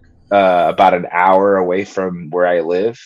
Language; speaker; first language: English; early bilingual, other home language; Spanish